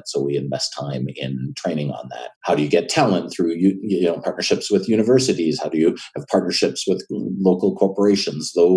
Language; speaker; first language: English; native; English